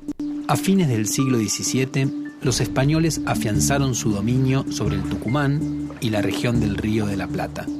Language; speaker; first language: Spanish; native; Spanish